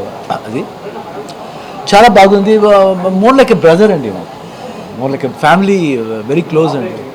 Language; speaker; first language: Telugu; non-native, learner; Kannada